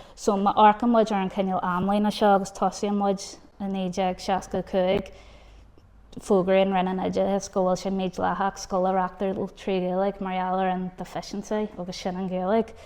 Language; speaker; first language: Irish; non-native, local second language; English